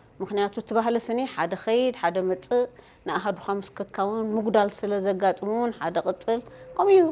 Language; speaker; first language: Tigrinya; native; Tigrinya